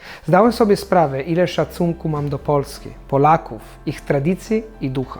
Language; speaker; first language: Polish; non-native, fluent; Italian